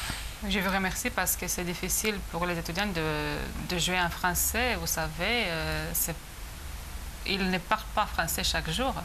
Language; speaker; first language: French; non-native, fluent; Romanian